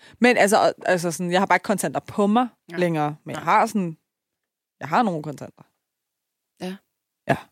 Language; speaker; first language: Danish; early bilingual, other home language; Persian